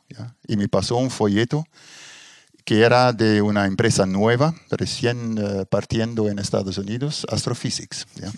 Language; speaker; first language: Spanish; non-native, fluent; Dutch